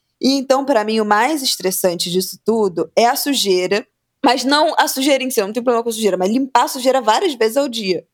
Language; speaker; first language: Portuguese; native; Portuguese